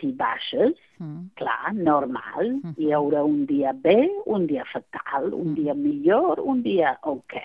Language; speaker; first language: Catalan; non-native, fluent; English